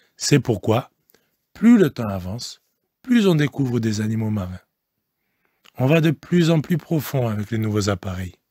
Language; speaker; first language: French; non-native, local second language; Lingala